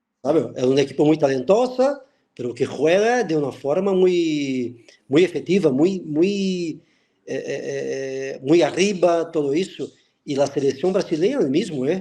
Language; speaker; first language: Spanish; non-native, fluent; Portuguese